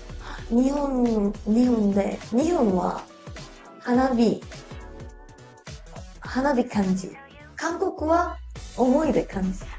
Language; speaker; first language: Japanese; non-native, learner; Korean